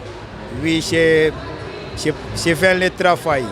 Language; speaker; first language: French; non-native, local second language; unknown